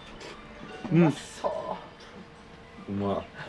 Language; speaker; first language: Japanese; native; Japanese